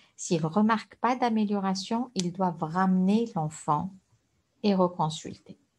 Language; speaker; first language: French; non-native, local second language; Arabic